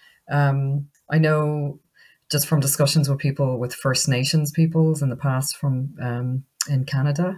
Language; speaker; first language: English; native; English